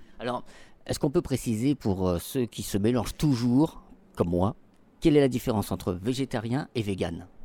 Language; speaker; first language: French; native; French